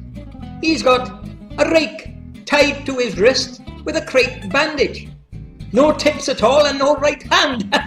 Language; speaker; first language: English; native; English